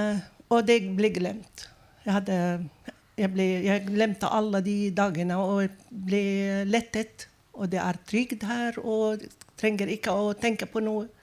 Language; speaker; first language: Norwegian; non-native, fluent; Arabic